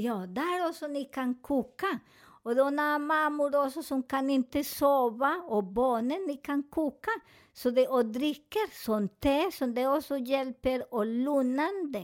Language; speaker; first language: Swedish; non-native, learner; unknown